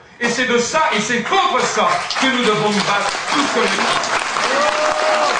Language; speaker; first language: French; native; French